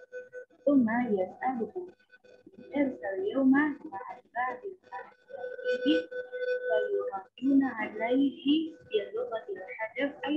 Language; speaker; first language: Arabic; non-native, learner; Indonesian